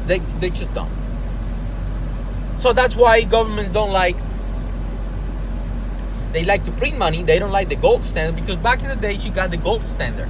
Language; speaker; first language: English; non-native, fluent; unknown